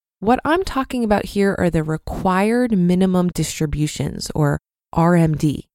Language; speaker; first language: English; native; English